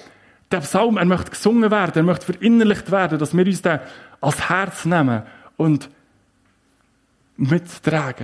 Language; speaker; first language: German; native; German